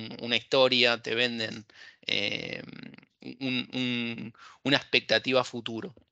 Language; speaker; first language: Spanish; native; Spanish